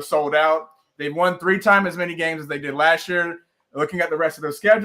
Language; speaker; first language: English; native; English